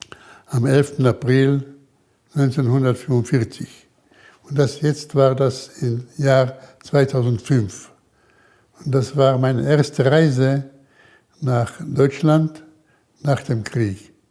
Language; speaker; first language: German; early bilingual, heritage; German